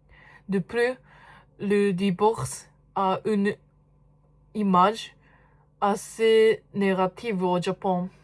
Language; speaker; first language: French; non-native, learner; Japanese